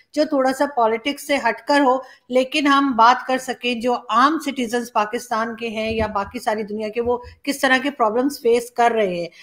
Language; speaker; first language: Urdu; native; Urdu